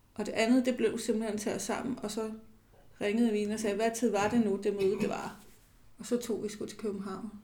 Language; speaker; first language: Danish; native; Danish